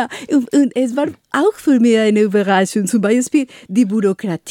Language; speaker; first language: German; non-native, learner; Spanish